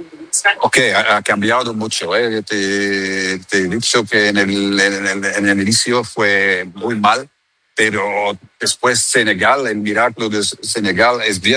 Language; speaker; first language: Spanish; non-native, learner; Dutch